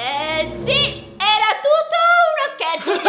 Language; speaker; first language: Italian; native; Italian